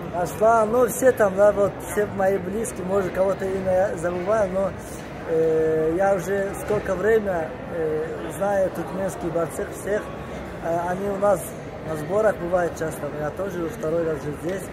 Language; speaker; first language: Russian; non-native, learner; Azerbaijani